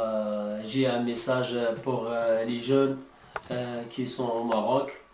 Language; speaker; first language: French; non-native, learner; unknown